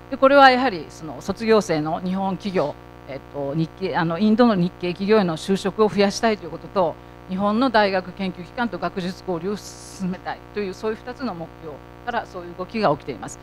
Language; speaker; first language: Japanese; native; Japanese